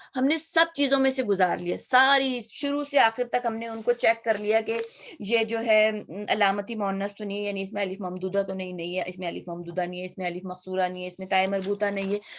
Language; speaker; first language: Urdu; native; Urdu